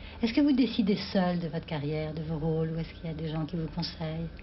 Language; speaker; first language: French; native; French